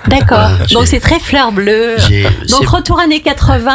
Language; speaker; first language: French; native; French